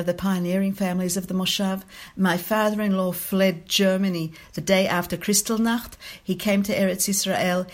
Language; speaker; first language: English; native; English